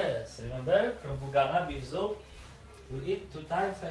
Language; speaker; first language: English; non-native, learner; Polish